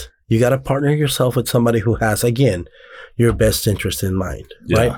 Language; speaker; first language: English; native; English